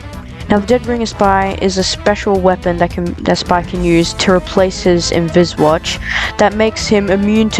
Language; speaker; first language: English; native; English